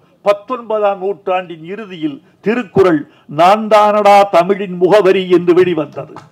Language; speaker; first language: Tamil; native; Tamil